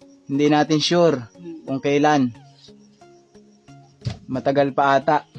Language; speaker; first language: Filipino; non-native, local second language; Cebuano